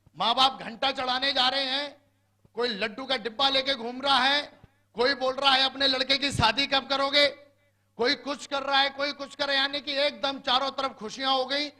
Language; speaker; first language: Hindi; native; Hindi